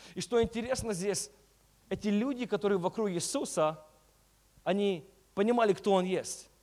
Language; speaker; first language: Russian; early bilingual, heritage; Russian